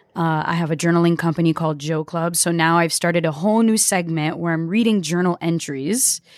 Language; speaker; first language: English; early bilingual, other home language; Portuguese